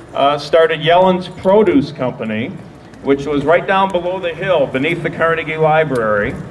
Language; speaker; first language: English; native; English